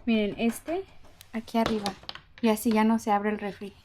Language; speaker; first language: Spanish; early bilingual, heritage; Spanish